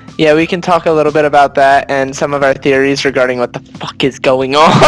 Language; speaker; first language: English; native; English